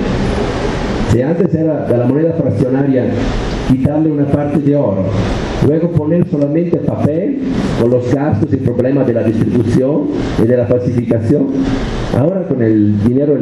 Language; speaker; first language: Spanish; non-native, fluent; Italian